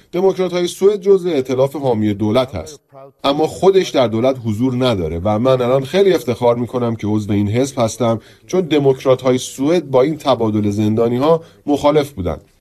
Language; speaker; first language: Persian; early bilingual, heritage; Persian